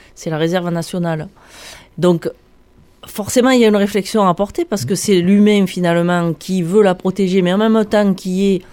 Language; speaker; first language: French; native; French